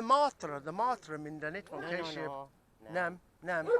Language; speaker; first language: Hungarian; early bilingual, heritage; English